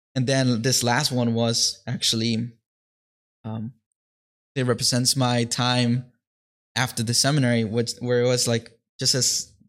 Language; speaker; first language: English; early bilingual, other home language; Spanish